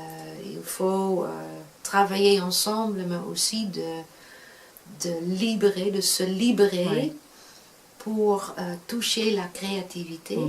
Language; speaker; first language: French; non-native, fluent; Dutch